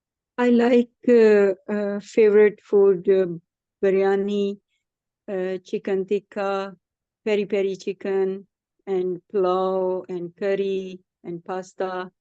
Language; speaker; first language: English; non-native, learner; Urdu